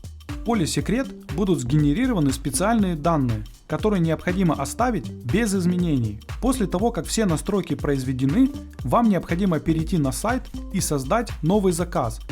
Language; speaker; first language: Russian; native; Russian